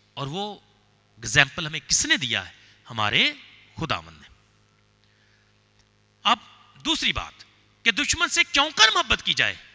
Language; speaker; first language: Urdu; non-native, local second language; Punjabi